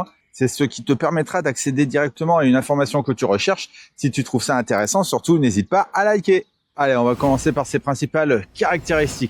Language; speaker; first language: French; native; French